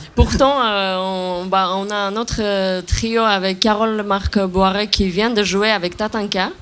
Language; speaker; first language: French; non-native, fluent; Armenian